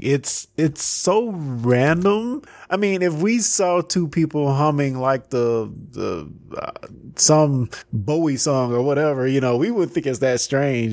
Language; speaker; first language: English; native; English